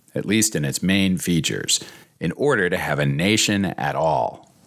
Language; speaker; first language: English; native; English